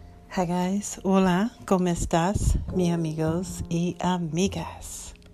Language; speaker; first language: Spanish; non-native, learner; English